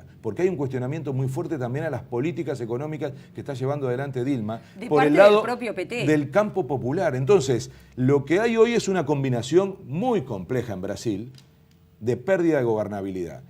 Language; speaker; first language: Spanish; native; Spanish